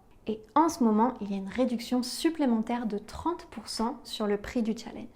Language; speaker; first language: French; native; French